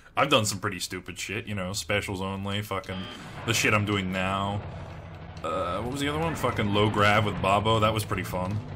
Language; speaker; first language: English; native; English